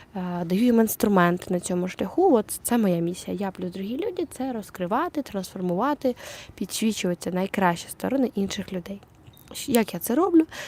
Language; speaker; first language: Ukrainian; non-native, local second language; Russian